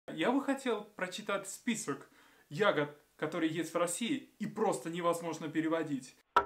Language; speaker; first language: Russian; non-native, fluent; Spanish